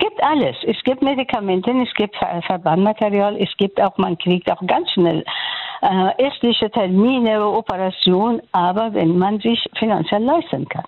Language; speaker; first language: German; non-native, fluent; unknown